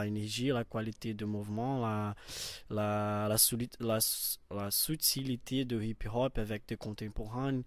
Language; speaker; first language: French; non-native, learner; Portuguese